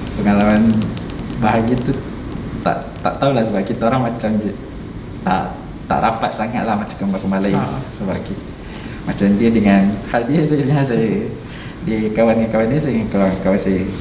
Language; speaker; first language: Malay; native; Malay